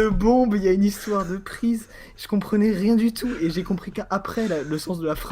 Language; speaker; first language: French; native; French